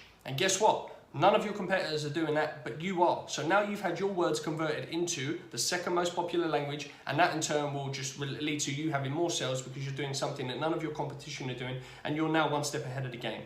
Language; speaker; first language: English; native; English